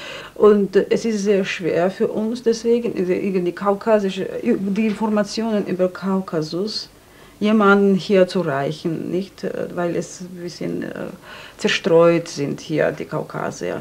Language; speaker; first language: German; non-native, fluent; Georgian